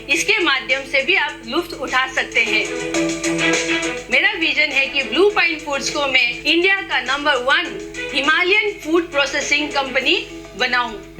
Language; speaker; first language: Hindi; non-native, local second language; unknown